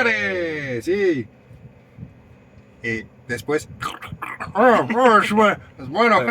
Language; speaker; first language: Spanish; non-native, learner; French